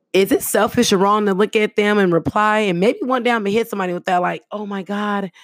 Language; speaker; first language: English; early bilingual, other home language; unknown